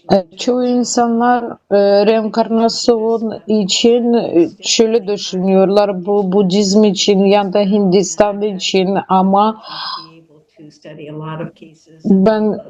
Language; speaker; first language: Turkish; non-native, learner; Russian